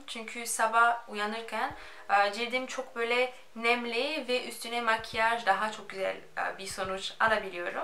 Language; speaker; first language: Turkish; non-native, fluent; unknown